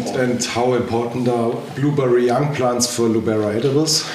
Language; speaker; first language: English; non-native, learner; German